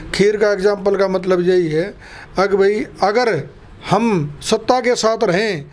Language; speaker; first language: Hindi; native; Hindi